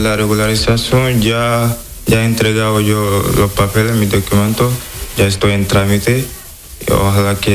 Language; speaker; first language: Spanish; non-native, learner; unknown